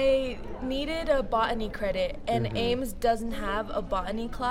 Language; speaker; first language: English; native; English